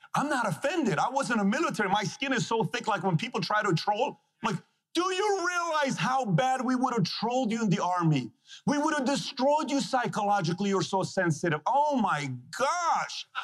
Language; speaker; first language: English; non-native, fluent; Persian